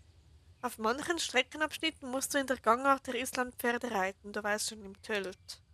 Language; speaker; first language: German; native; German